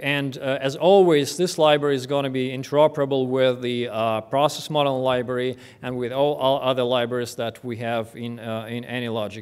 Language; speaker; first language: English; non-native, fluent; Russian